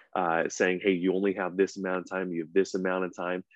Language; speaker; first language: English; native; English